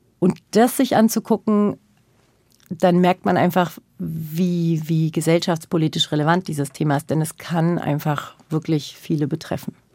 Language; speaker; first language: German; early bilingual, other home language; Turkish